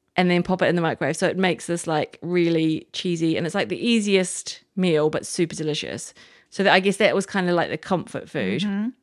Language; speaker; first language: English; native; English